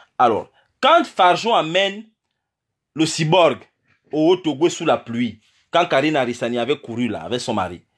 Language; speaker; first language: French; non-native, local second language; Fang